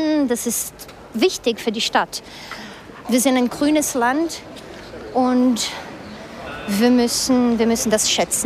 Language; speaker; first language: German; non-native, fluent; Portuguese